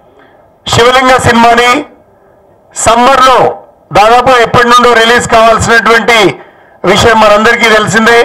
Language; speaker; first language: Telugu; native; Telugu